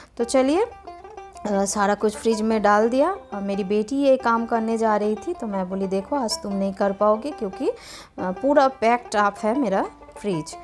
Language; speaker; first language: Hindi; non-native, local second language; Bangla